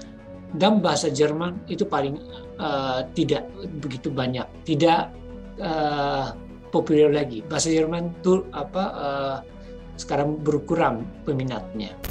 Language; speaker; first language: Indonesian; non-native, fluent; Japanese